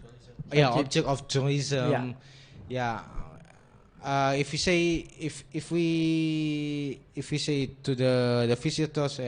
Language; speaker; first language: English; non-native, learner; Indonesian